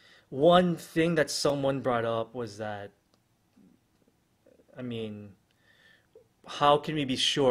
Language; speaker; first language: English; non-native, local second language; Filipino